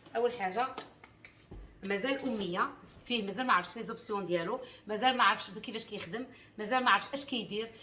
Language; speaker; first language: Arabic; native; Arabic